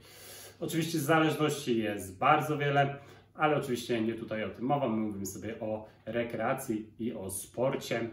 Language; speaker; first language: Polish; native; Polish